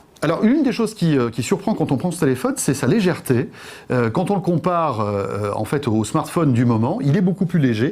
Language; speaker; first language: French; native; French